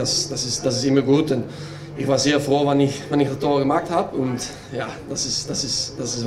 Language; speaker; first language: German; non-native, learner; Dutch